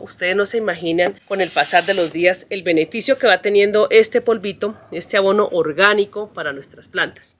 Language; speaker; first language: Spanish; native; Spanish